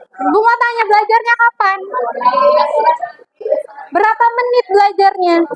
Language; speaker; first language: Indonesian; native; Indonesian